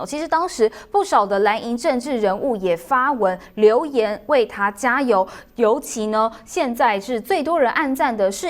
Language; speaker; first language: Chinese; native; Chinese